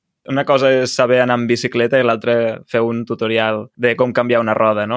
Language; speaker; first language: Catalan; native; Catalan